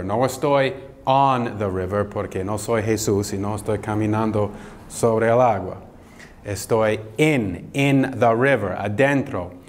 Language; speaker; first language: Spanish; non-native, fluent; English